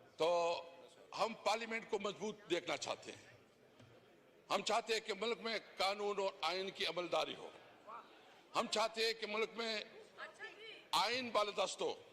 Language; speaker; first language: Urdu; non-native, local second language; Pashto